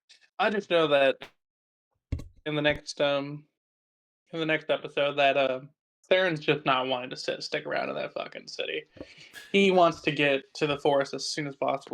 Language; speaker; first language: English; native; English